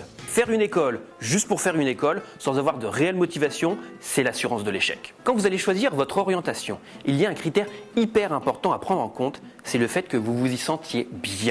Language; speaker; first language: French; native; French